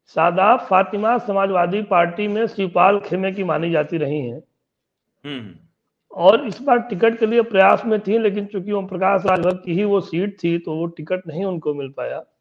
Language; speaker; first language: Hindi; native; Hindi